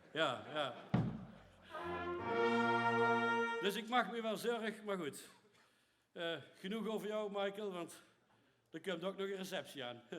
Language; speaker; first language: Dutch; native; Dutch